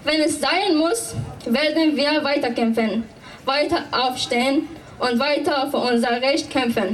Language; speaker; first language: German; non-native, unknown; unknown